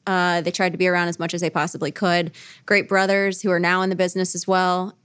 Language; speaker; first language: English; native; English